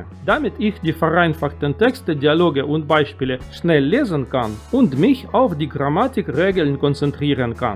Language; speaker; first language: German; non-native, fluent; Russian